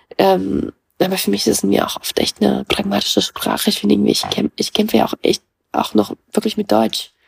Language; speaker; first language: German; early bilingual, other home language; Russian